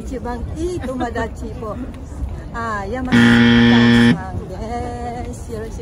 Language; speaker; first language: Japanese; non-native, fluent; Filipino